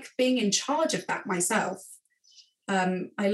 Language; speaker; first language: English; native; English